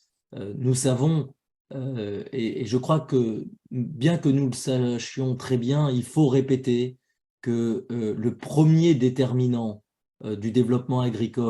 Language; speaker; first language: French; native; French